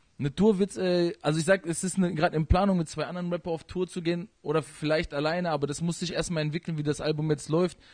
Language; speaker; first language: German; early bilingual, other home language; Persian